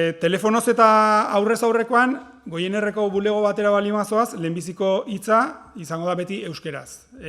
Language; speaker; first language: Basque; native; Basque